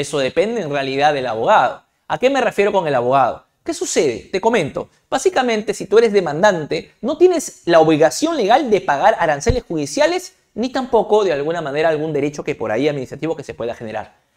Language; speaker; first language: Spanish; native; Spanish